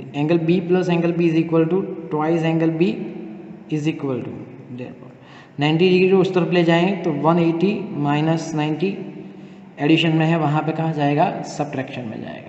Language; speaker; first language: Hindi; native; Hindi